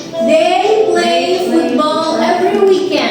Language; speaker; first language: English; non-native, learner; Indonesian